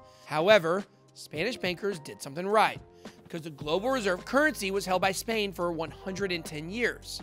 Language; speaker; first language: English; native; English